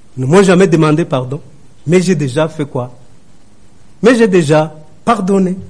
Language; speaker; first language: French; non-native, local second language; Rundi